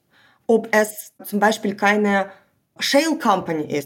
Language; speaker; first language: German; non-native, fluent; Ukrainian